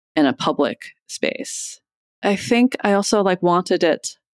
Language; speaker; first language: English; native; English